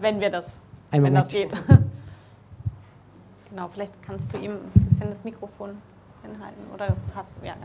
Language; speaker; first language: German; native; German